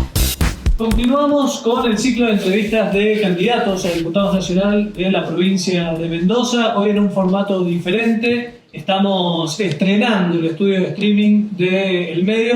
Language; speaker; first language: Spanish; native; Spanish